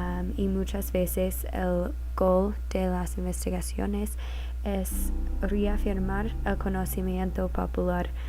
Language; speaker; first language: Spanish; non-native, learner; English